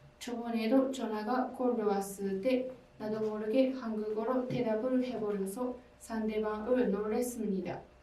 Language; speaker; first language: Korean; non-native, learner; Japanese